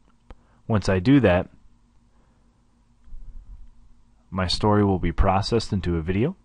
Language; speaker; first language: English; native; English